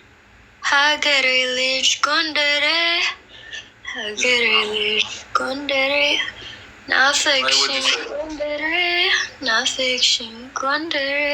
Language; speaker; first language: Amharic; early bilingual, heritage; Amharic